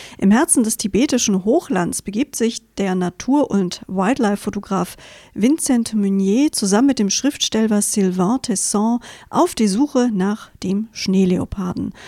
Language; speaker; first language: German; native; German